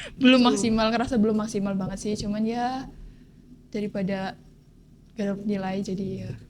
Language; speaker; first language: Indonesian; native; Indonesian